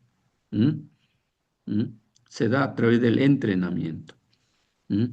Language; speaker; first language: Spanish; non-native, fluent; Korean